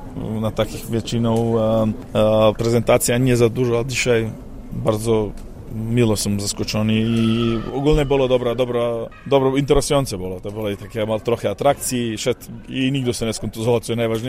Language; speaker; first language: Polish; non-native, learner; Serbian